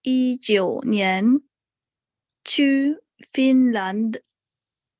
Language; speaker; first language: Chinese; non-native, learner; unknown